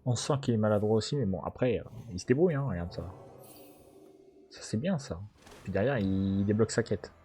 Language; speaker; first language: French; native; French